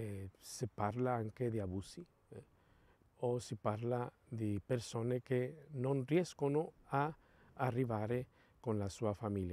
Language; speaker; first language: Italian; non-native, fluent; Spanish